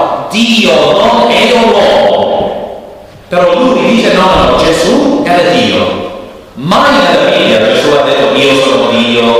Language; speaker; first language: Italian; non-native, learner; English